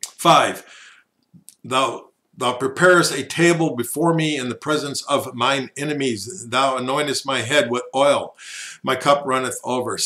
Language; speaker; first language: English; native; English